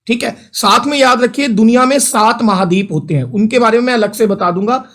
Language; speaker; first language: Hindi; non-native, local second language; Punjabi